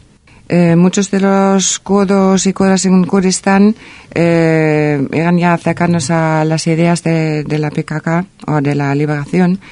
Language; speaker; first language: Spanish; non-native, fluent; German